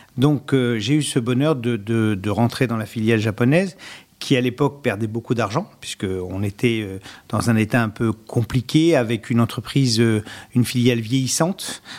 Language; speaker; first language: French; native; French